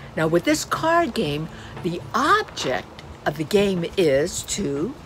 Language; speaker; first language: English; native; English